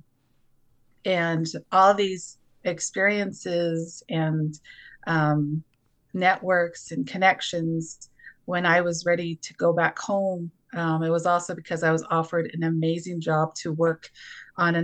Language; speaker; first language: English; native; English